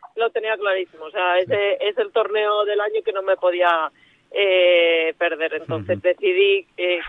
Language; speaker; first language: Spanish; native; Spanish